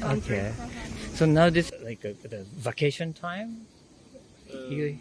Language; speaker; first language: English; non-native, fluent; Japanese